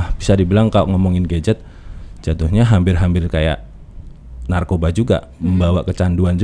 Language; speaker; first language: Indonesian; native; Indonesian